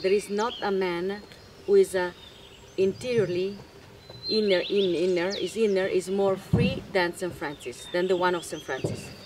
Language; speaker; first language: English; non-native, fluent; Italian